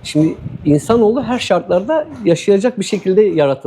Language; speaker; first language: Turkish; native; Turkish